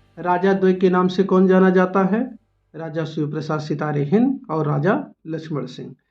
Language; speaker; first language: Hindi; native; Hindi